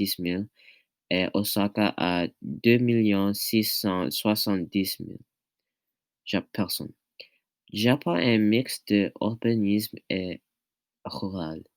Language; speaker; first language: French; non-native, learner; English